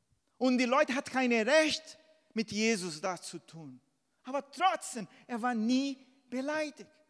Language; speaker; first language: German; non-native, fluent; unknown